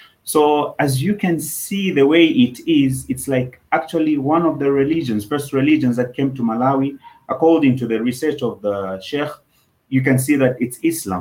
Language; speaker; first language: English; non-native, local second language; Nyanja